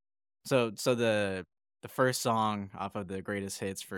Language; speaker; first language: English; native; English